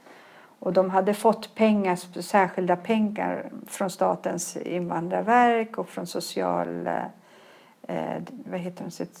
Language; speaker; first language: Swedish; early bilingual, other home language; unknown